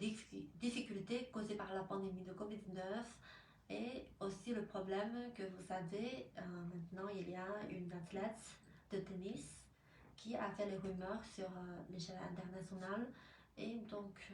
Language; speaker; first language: French; non-native, fluent; Chinese